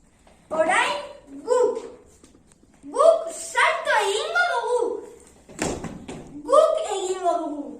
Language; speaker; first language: Basque; non-native, learner; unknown